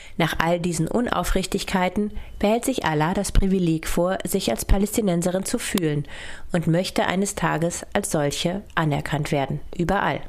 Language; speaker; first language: German; native; German